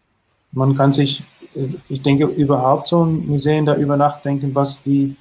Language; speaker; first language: German; non-native, fluent; Dutch